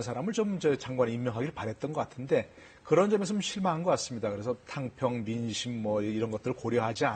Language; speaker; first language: Korean; native; Korean